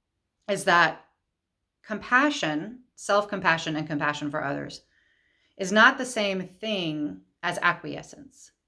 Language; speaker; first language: English; native; English